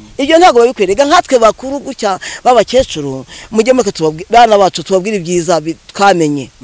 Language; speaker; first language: Kinyarwanda; native; Kinyarwanda